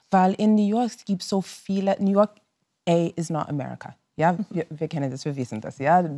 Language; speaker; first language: German; non-native, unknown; English